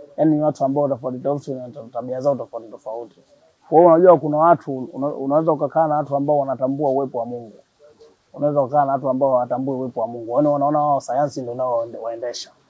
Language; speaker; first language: Swahili; native; Swahili